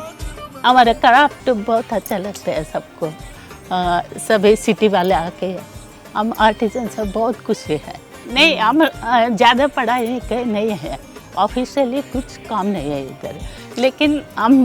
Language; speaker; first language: Hindi; non-native, local second language; Kannada